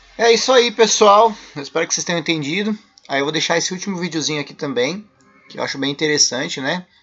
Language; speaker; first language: Portuguese; native; Portuguese